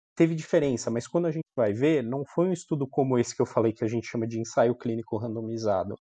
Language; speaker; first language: Portuguese; native; Portuguese